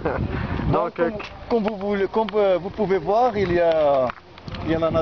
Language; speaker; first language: French; non-native, local second language; Arabic